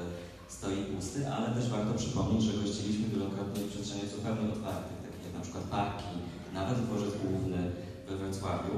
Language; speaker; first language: Polish; native; Polish